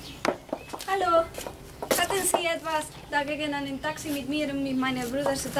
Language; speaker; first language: German; non-native, learner; Spanish